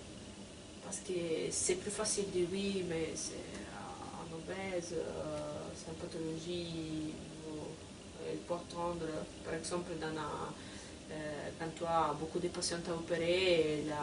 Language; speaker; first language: French; non-native, fluent; Italian